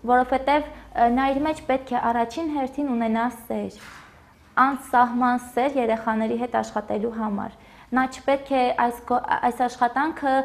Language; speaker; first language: Armenian; native; Armenian